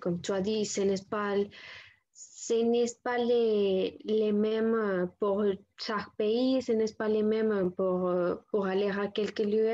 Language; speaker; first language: French; non-native, learner; Spanish